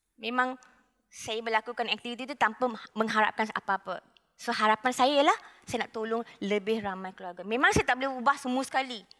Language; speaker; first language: Malay; non-native, local second language; Tamil